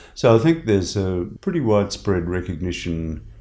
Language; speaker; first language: English; native; English